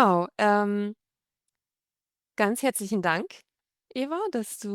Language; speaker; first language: German; native; German